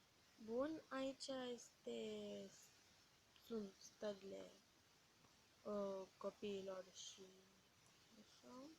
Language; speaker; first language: Romanian; native; Romanian